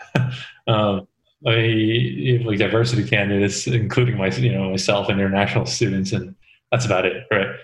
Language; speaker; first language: English; early bilingual, other home language; Korean